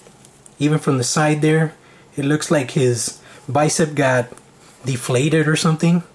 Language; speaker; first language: English; native; English